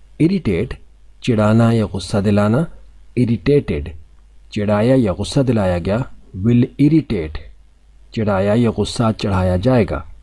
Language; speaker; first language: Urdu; native; Urdu